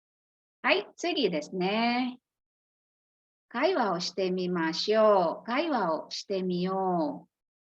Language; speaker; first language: Japanese; non-native, fluent; Indonesian